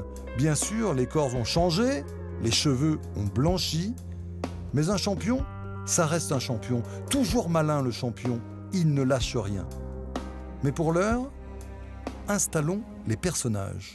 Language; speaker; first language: French; native; French